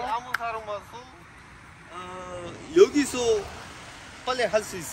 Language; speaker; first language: Korean; non-native, learner; Urdu